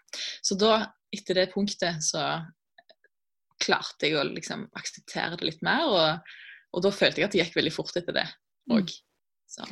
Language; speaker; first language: Norwegian; native; Norwegian